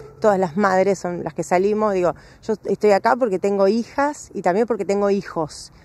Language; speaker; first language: Spanish; native; Spanish